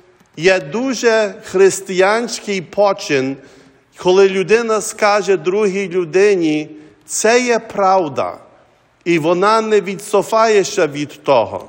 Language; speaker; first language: Ukrainian; early bilingual, heritage; Ukrainian